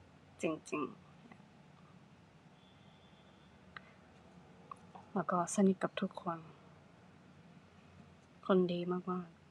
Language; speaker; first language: Thai; non-native, learner; Japanese